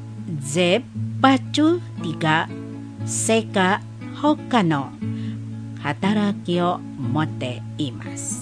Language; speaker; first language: Japanese; non-native, learner; Indonesian